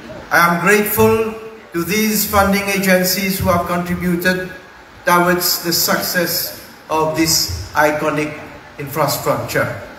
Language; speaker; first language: English; non-native, local second language; Morisyen